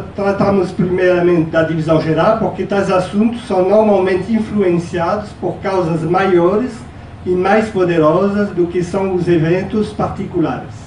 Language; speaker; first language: Portuguese; non-native, fluent; French